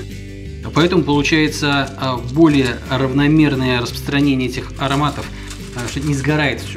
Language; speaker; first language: Russian; native; Russian